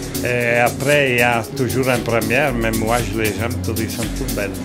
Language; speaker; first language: French; non-native, fluent; Italian